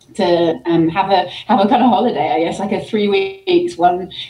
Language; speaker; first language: English; native; English